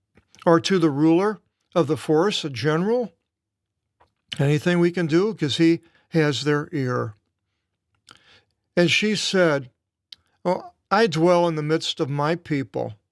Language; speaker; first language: English; native; English